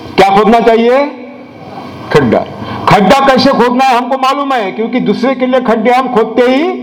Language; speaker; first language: Hindi; non-native, local second language; Marathi